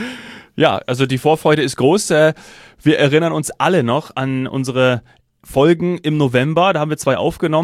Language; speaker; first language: German; native; German